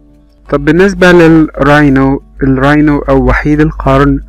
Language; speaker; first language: Arabic; native; Arabic